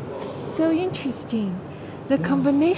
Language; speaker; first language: English; non-native, learner; Chinese